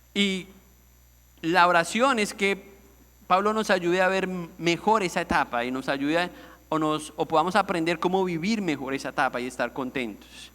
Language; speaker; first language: Spanish; native; Spanish